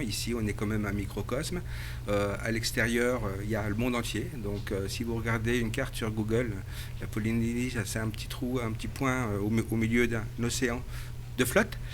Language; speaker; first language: French; native; French